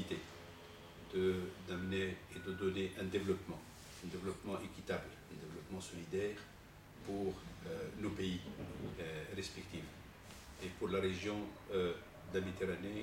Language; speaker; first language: French; non-native, local second language; Arabic